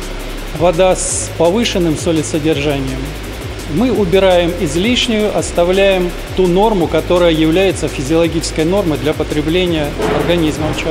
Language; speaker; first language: Russian; native; Russian